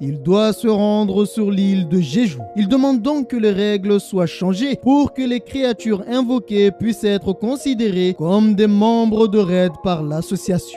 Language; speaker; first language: French; native; French